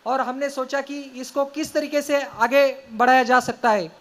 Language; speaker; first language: Hindi; non-native, local second language; Marathi